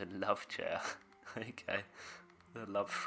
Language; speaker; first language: English; native; English